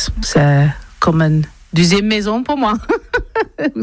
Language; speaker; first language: French; non-native, learner; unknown